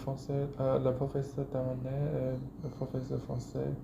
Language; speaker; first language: French; non-native, learner; Chinese